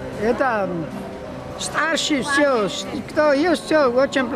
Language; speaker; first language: Russian; non-native, learner; Georgian